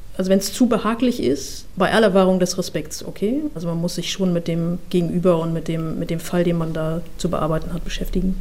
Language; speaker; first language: German; native; German